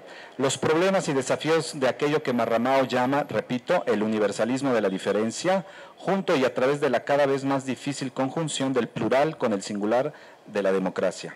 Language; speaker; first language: Spanish; native; Spanish